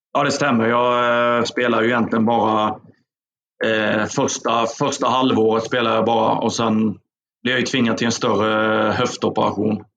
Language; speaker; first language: Swedish; native; Swedish